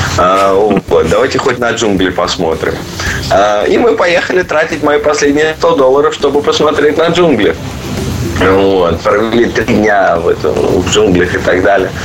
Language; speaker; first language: Russian; native; Russian